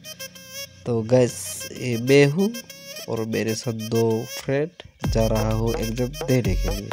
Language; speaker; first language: Hindi; non-native, local second language; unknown